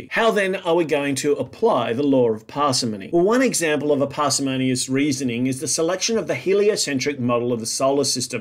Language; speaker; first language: English; native; English